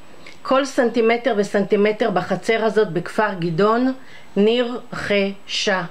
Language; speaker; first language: Hebrew; native; Hebrew